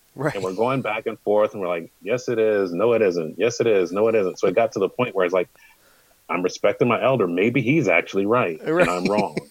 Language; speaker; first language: English; native; English